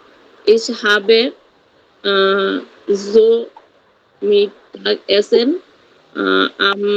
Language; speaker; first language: German; non-native, learner; Bangla